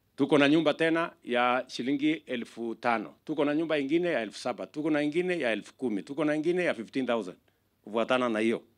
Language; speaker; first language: Swahili; non-native, local second language; Kalenjin